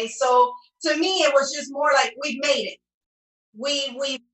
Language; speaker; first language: English; non-native, fluent; Spanish